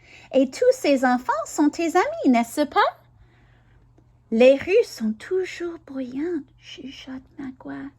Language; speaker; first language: French; non-native, learner; English